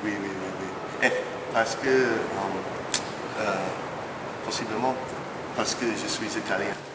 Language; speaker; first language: French; non-native, learner; English